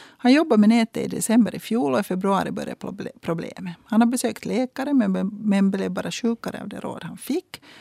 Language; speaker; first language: Swedish; native; Swedish